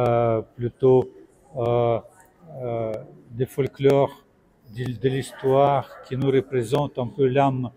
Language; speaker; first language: French; non-native, fluent; Russian